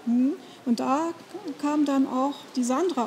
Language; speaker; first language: German; native; German